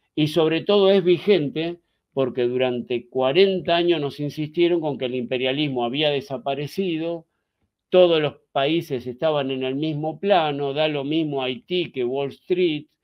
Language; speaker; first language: Spanish; native; Spanish